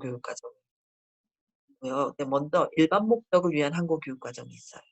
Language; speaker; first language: Korean; native; Korean